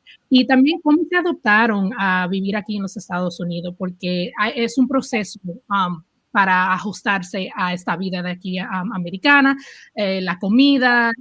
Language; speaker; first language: Spanish; early bilingual, heritage; Spanish